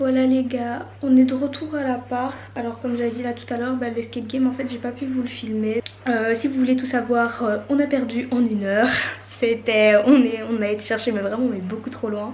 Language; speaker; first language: French; native; French